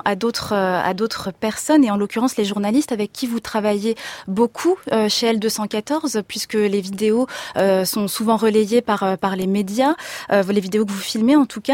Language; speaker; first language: French; native; French